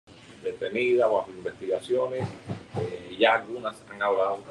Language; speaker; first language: Spanish; native; Spanish